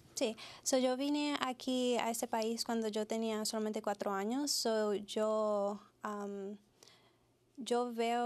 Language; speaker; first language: Spanish; early bilingual, heritage; Spanish